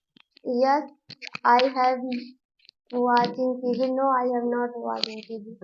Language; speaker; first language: English; non-native, learner; Hindi